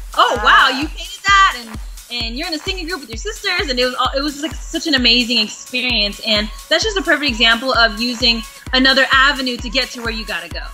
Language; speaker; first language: English; native; English